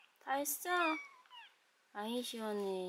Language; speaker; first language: Korean; native; Korean